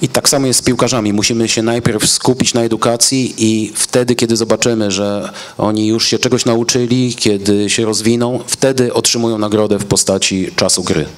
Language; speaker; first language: Polish; native; Polish